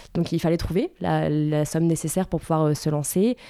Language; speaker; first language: French; native; French